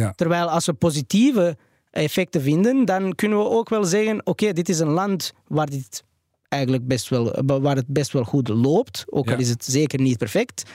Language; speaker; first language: Dutch; early bilingual, other home language; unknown